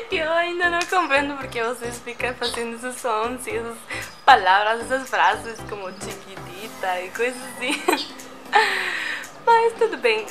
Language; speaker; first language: Portuguese; non-native, learner; Spanish